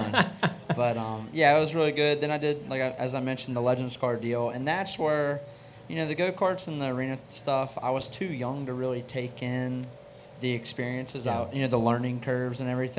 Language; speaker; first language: English; native; English